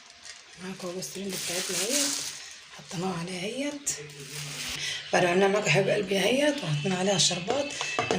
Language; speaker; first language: Arabic; native; Arabic